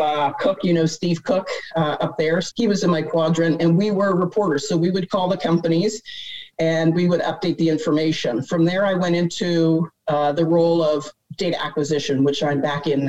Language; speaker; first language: English; native; English